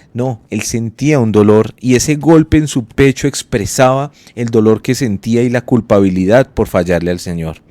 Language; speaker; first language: Spanish; native; Spanish